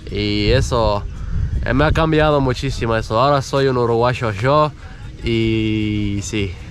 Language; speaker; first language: Spanish; non-native, fluent; Estonian